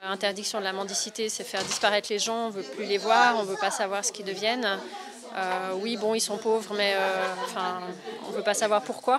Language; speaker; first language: French; native; French